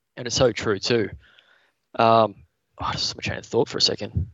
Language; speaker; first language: English; native; English